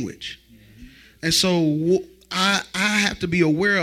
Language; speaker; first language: English; native; English